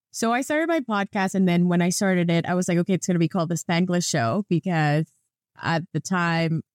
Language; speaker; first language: English; non-native, fluent; Spanish